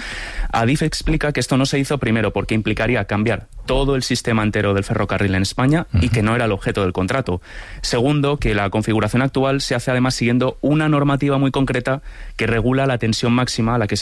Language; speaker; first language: Spanish; native; Spanish